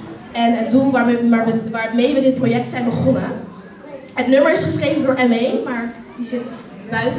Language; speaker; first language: Dutch; native; Dutch